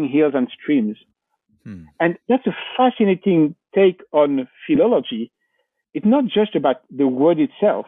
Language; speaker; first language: English; non-native, fluent; French